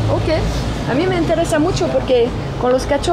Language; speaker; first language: Spanish; non-native, fluent; French